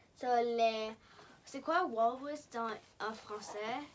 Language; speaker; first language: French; non-native, local second language; English